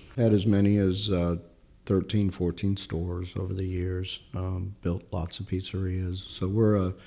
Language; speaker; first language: English; early bilingual, other home language; Italian